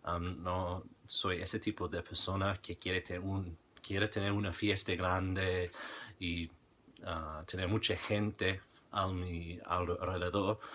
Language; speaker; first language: Spanish; non-native, fluent; English